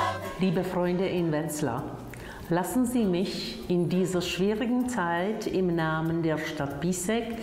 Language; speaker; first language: German; non-native, fluent; Czech